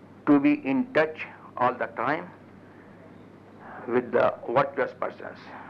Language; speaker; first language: English; non-native, local second language; Urdu